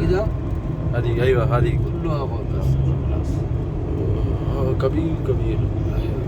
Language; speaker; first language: Arabic; non-native, learner; Malayalam